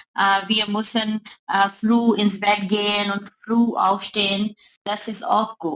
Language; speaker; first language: German; non-native, learner; Urdu